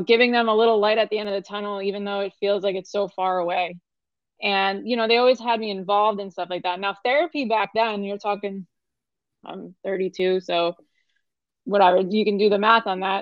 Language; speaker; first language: English; native; English